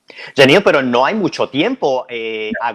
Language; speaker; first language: Spanish; native; Spanish